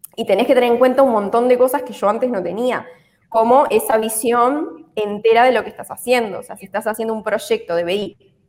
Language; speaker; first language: Spanish; native; Spanish